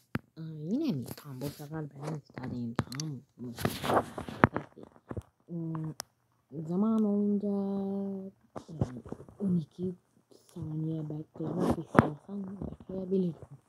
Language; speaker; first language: Turkish; early bilingual, heritage; Turkish